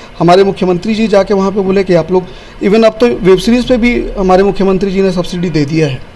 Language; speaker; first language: Hindi; non-native, local second language; Bhojpuri